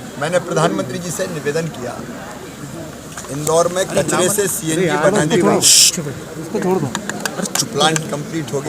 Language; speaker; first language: Hindi; native; Hindi